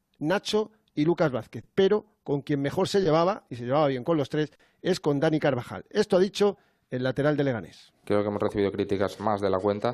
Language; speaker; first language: Spanish; native; Spanish